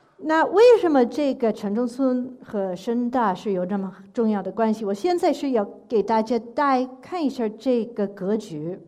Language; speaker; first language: Chinese; non-native, fluent; English